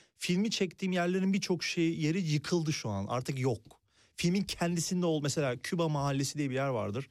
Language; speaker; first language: Turkish; native; Turkish